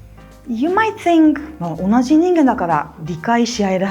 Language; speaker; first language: Japanese; non-native, fluent; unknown